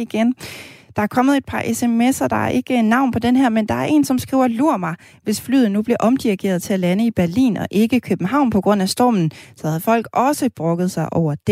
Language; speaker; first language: Danish; native; Danish